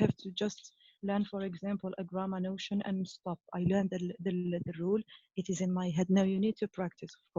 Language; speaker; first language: English; non-native, fluent; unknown